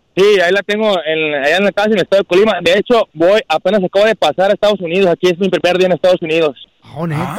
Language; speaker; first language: Spanish; native; Spanish